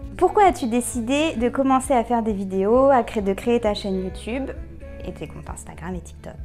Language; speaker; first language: French; native; French